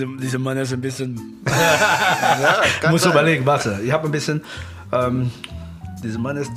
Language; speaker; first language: German; non-native, learner; Portuguese